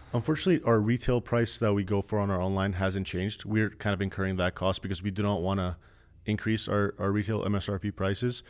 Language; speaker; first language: English; native; English